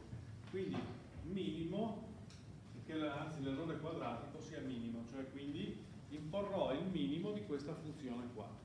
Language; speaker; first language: Italian; native; Italian